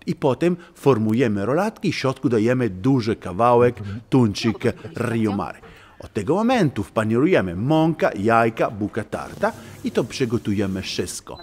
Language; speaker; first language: Polish; non-native, learner; Italian